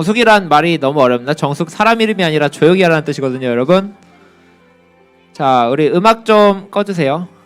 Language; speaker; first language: Korean; native; Korean